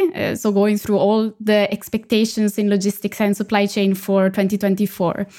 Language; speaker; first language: English; non-native, fluent; Italian